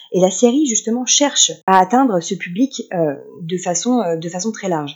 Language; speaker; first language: French; native; French